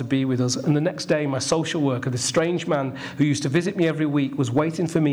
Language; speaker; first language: English; native; English